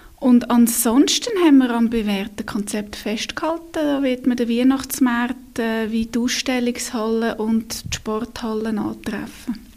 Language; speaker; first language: German; native; German